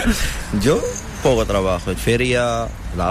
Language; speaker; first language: Spanish; non-native, learner; Arabic